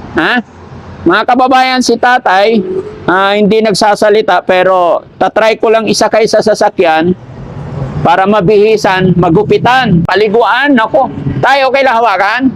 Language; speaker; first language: Filipino; native; Filipino